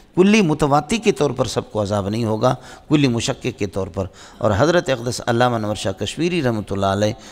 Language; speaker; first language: Urdu; non-native, local second language; Brahui